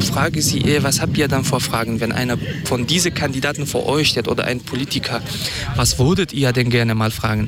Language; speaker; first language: German; non-native, fluent; Kurdish